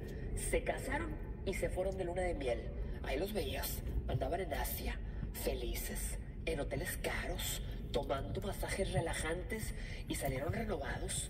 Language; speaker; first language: Spanish; native; Spanish